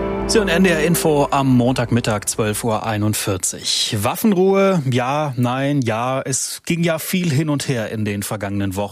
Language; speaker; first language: German; native; German